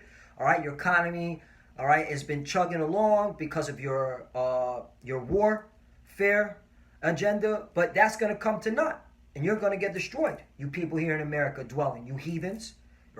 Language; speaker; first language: English; native; English